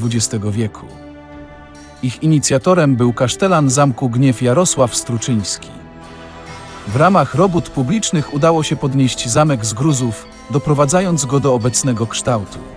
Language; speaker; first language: Polish; native; Polish